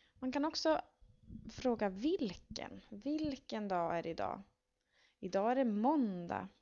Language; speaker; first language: Swedish; native; Swedish